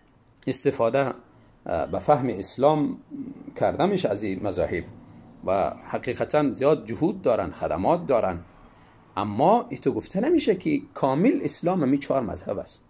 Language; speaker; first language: Persian; native; Persian